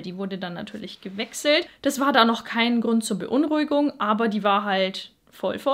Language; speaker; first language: German; native; German